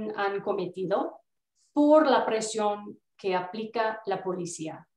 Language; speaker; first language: Spanish; non-native, fluent; English